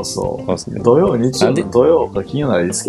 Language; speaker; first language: Japanese; native; Japanese